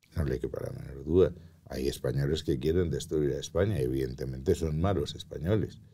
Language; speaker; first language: Spanish; native; Spanish